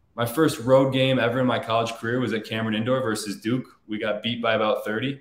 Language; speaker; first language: English; native; English